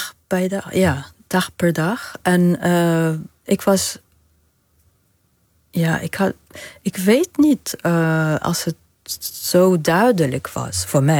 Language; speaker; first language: Dutch; non-native, fluent; Arabic